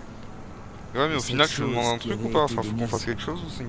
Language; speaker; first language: French; native; French